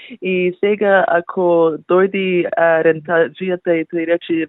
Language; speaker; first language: Macedonian; early bilingual, heritage; Macedonian